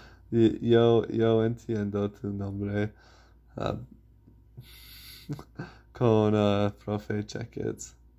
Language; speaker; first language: Spanish; non-native, learner; English